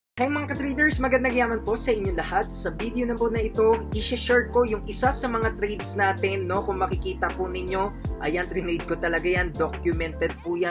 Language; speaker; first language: Filipino; native; Filipino